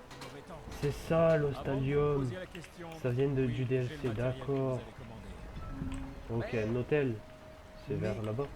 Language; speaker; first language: French; native; French